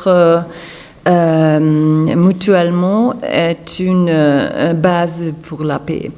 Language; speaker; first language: French; non-native, fluent; German